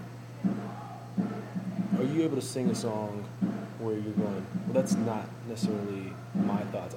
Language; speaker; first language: English; native; English